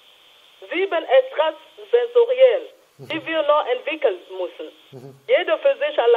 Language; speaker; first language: German; non-native, fluent; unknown